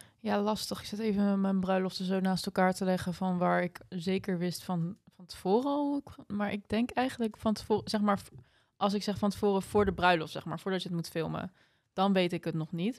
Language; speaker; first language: Dutch; native; Dutch